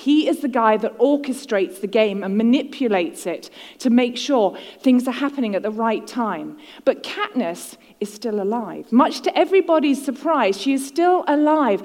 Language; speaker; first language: English; native; English